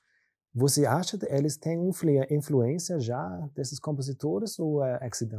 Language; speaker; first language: Portuguese; non-native, learner; German